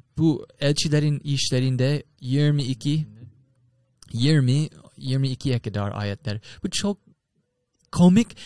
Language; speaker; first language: Turkish; non-native, fluent; English